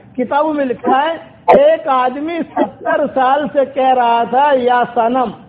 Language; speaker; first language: Urdu; native; Urdu